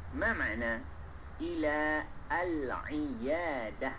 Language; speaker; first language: Arabic; non-native, fluent; Malay